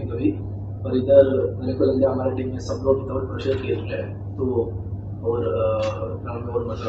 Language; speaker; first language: Hindi; non-native, local second language; Malayalam